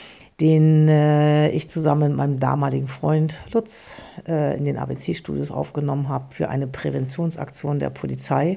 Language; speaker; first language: German; native; German